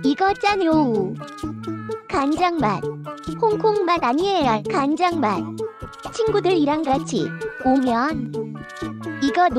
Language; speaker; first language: Korean; non-native, learner; Cantonese